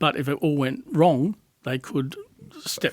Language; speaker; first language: English; native; English